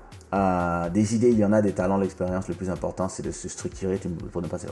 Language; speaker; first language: French; native; French